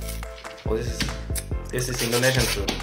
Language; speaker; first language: English; non-native, fluent; Korean